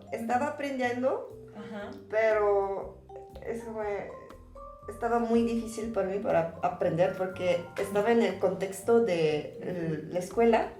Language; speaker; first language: Spanish; non-native, learner; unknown